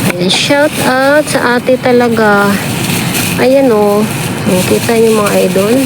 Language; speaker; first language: Filipino; non-native, local second language; Cebuano